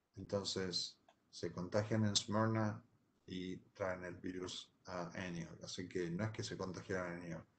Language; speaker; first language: Spanish; native; Spanish